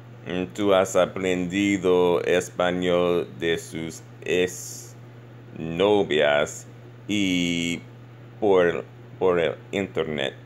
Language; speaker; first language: Spanish; non-native, learner; English